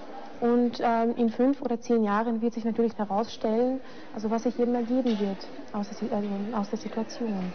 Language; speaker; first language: German; early bilingual, other home language; Bosnian